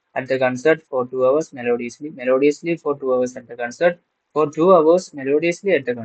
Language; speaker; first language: English; non-native, local second language; Malayalam